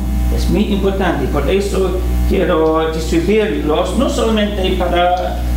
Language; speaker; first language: Spanish; non-native, fluent; English